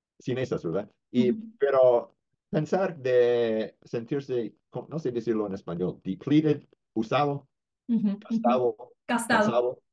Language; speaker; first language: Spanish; non-native, fluent; English